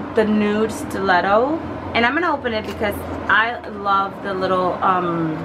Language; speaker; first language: English; native; English